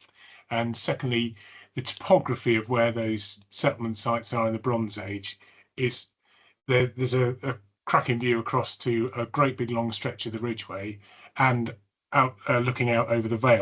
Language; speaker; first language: English; native; English